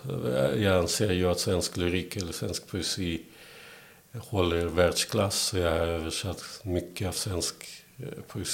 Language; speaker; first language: Swedish; non-native, fluent; Belarusian